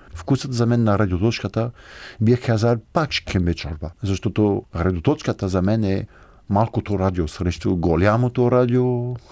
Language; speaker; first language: Bulgarian; non-native, fluent; French